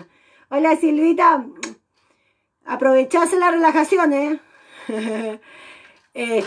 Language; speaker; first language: Spanish; native; Spanish